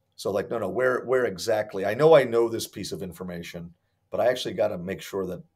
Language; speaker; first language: English; native; English